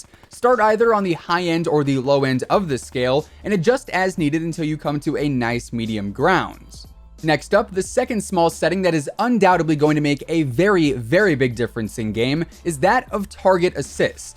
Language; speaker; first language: English; native; English